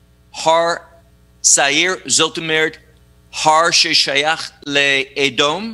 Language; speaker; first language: Hebrew; non-native, fluent; English